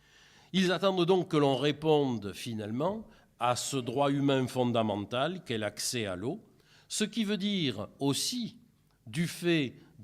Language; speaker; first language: French; native; French